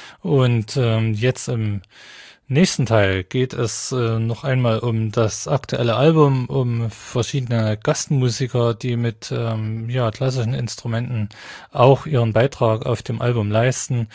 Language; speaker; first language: German; native; German